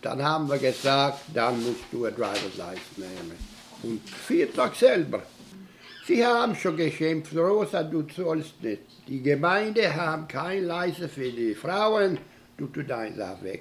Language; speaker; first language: German; early bilingual, heritage; German